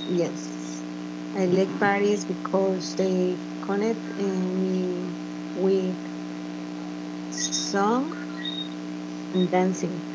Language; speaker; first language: English; non-native, learner; Spanish